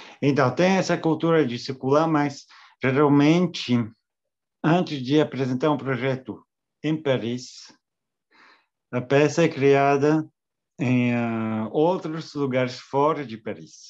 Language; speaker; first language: Portuguese; non-native, fluent; French